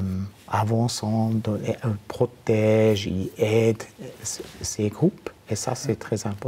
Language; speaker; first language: French; non-native, fluent; German